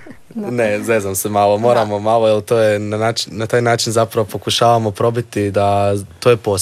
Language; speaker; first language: Serbian; native; Serbian